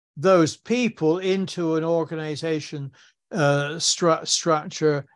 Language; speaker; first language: English; native; English